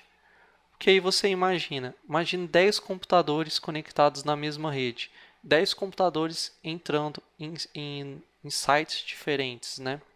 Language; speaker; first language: Portuguese; native; Portuguese